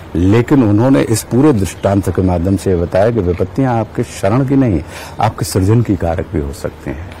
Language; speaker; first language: Hindi; native; Hindi